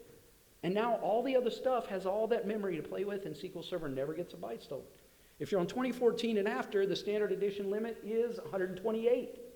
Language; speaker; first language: English; native; English